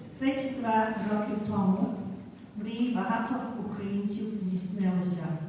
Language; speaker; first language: Ukrainian; early bilingual, heritage; Ukrainian